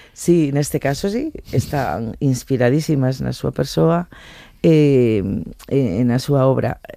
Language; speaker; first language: Galician; native; Galician